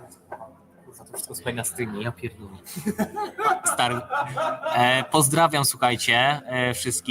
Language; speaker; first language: Polish; native; Polish